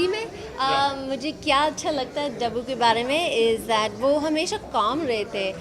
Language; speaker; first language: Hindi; non-native, learner; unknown